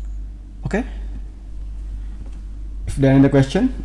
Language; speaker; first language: English; non-native, fluent; Indonesian